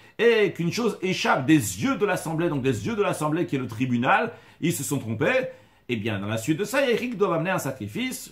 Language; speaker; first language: French; native; French